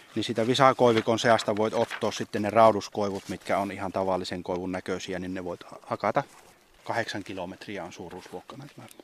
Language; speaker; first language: Finnish; native; Finnish